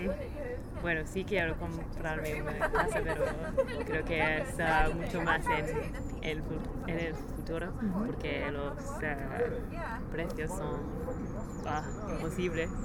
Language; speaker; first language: Spanish; non-native, learner; English